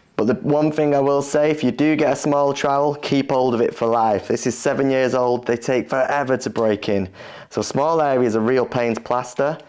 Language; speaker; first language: English; native; English